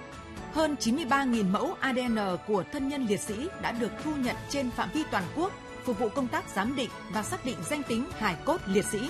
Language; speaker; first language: Vietnamese; native; Vietnamese